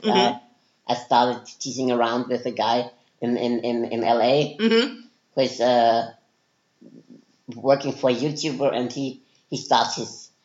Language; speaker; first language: English; non-native, fluent; German